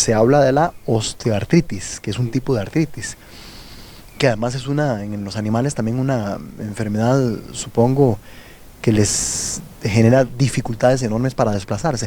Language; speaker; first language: Spanish; native; Spanish